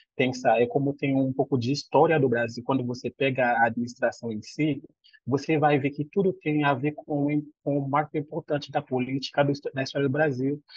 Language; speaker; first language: Portuguese; non-native, fluent; Haitian Creole